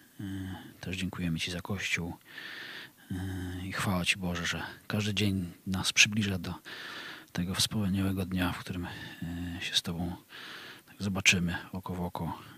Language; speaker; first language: Polish; native; Polish